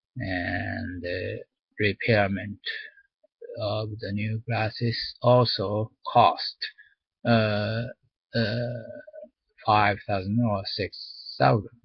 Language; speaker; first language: English; non-native, learner; Japanese